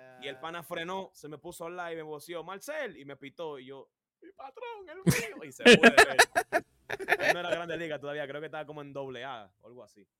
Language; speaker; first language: Spanish; native; Spanish